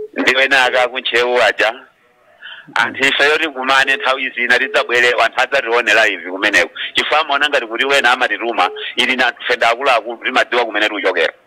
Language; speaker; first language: Nyanja; non-native, local second language; Tumbuka